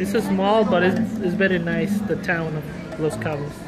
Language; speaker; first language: English; non-native, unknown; Spanish